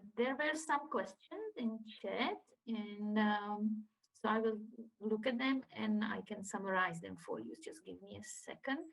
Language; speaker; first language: English; non-native, fluent; Czech